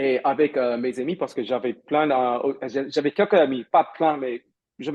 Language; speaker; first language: French; non-native, fluent; English